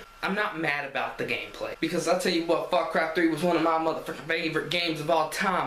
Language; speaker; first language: English; native; English